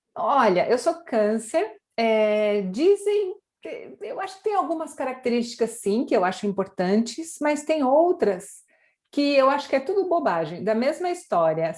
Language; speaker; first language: Portuguese; native; Portuguese